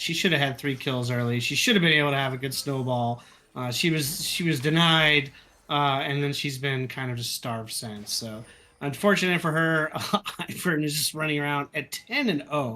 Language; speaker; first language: English; native; English